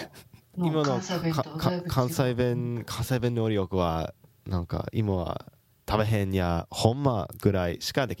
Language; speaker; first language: Japanese; non-native, fluent; English